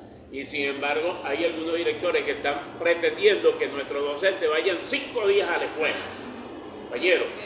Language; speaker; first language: Spanish; native; Spanish